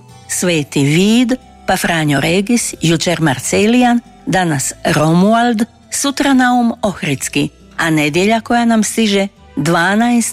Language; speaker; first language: Croatian; native; Croatian